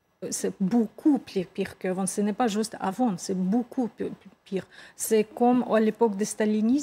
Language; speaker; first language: French; non-native, fluent; Russian